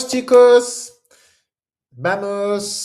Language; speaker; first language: Spanish; non-native, fluent; French